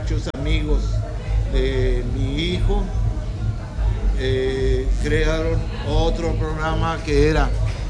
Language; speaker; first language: Spanish; native; Spanish